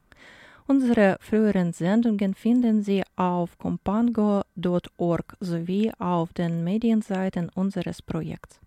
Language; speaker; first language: German; non-native, fluent; Ukrainian